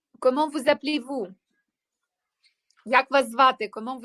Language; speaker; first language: French; non-native, fluent; Ukrainian